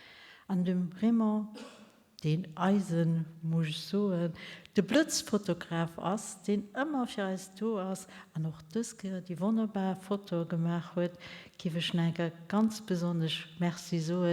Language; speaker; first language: German; native; German